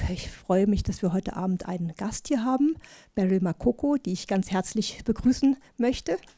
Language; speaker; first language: German; native; German